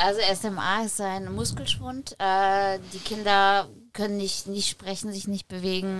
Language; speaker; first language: German; early bilingual, other home language; Polish